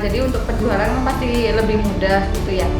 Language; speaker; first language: Indonesian; native; Indonesian